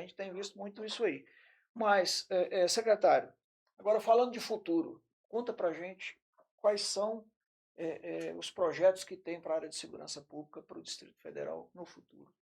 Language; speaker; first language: Portuguese; native; Portuguese